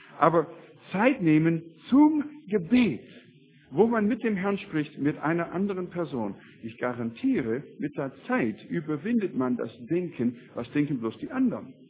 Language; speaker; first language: German; non-native, fluent; English